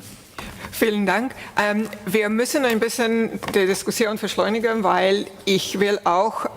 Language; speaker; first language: German; non-native, fluent; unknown